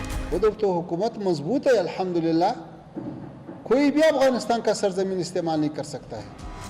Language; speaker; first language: Hindi; non-native, fluent; Pashto